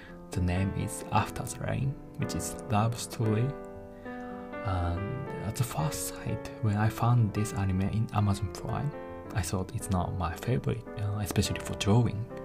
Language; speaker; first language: English; non-native, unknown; Japanese